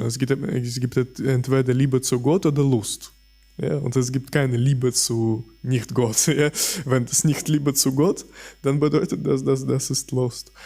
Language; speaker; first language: German; non-native, fluent; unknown